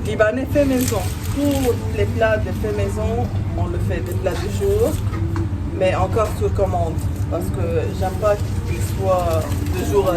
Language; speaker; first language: French; non-native, local second language; Arabic